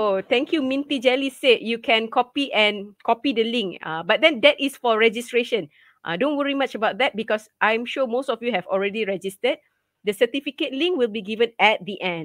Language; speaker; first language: English; non-native, local second language; Malay